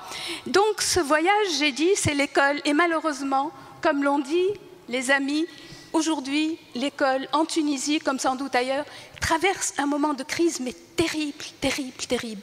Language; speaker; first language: French; non-native, local second language; Arabic